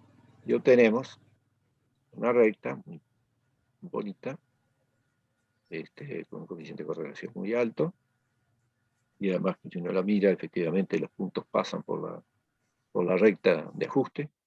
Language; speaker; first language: Spanish; native; Spanish